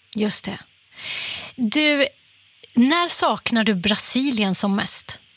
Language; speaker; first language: Swedish; native; Swedish